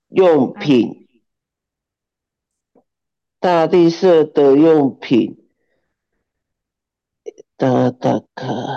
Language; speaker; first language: Chinese; non-native, learner; Japanese